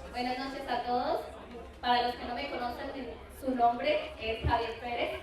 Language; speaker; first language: Spanish; native; Spanish